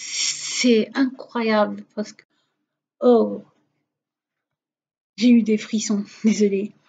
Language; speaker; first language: French; non-native, fluent; Portuguese